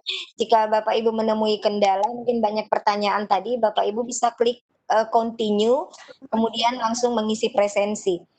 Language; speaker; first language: Indonesian; native; Indonesian